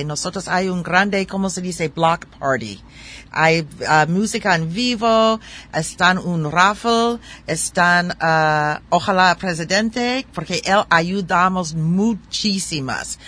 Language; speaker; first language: Spanish; non-native, learner; German